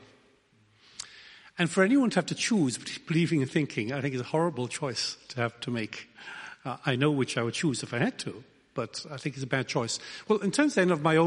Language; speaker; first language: English; native; English